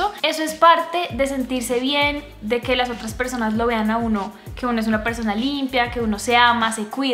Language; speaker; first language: Spanish; native; Spanish